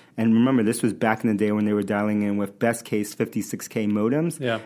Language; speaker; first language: English; early bilingual, other home language; Spanish